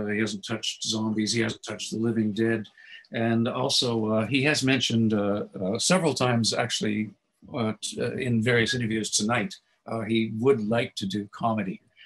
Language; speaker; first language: English; native; English